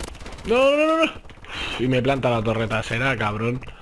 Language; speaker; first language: Spanish; native; Spanish